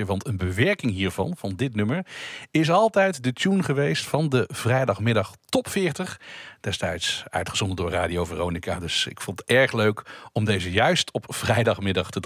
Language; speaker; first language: Dutch; native; Dutch